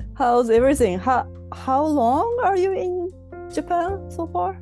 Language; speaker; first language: English; non-native, learner; Japanese